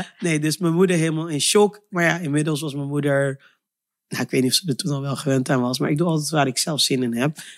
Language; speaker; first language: Dutch; early bilingual, other home language; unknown